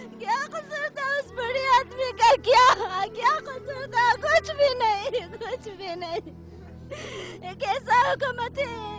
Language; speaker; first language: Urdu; non-native, local second language; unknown